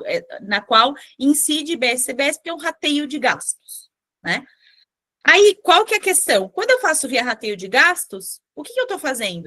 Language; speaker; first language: Portuguese; native; Portuguese